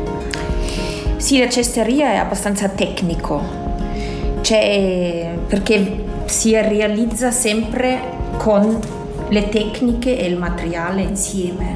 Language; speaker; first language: Italian; non-native, fluent; German